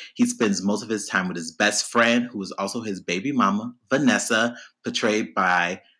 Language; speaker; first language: English; native; English